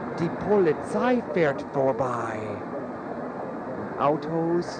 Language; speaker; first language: German; non-native, fluent; English